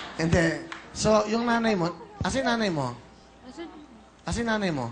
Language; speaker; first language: Filipino; native; Filipino